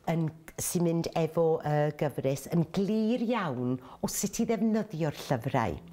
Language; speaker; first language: Welsh; native; Welsh